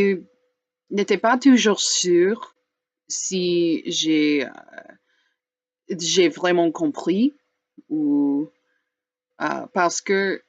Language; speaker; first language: French; non-native, learner; English